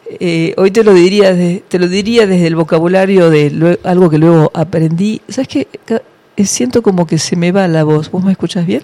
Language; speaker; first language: Spanish; early bilingual, other home language; English